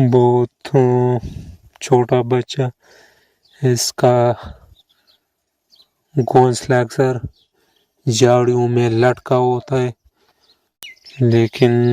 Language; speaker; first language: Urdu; non-native, local second language; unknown